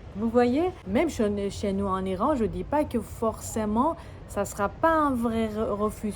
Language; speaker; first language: French; non-native, fluent; Persian